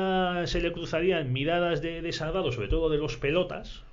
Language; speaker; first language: Spanish; native; Spanish